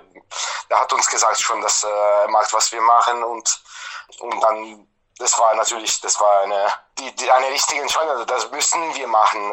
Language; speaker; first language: German; non-native, fluent; Italian